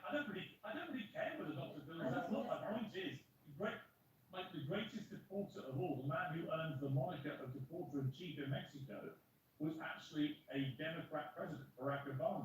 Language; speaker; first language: English; native; English